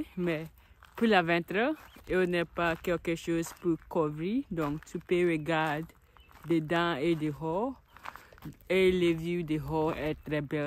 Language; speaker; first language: French; non-native, learner; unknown